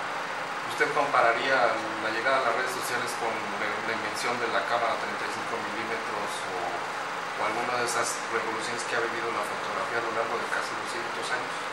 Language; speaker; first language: Spanish; native; Spanish